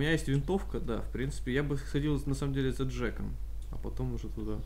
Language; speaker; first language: Russian; native; Russian